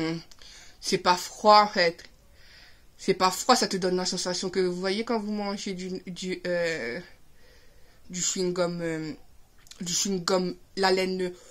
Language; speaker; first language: French; native; French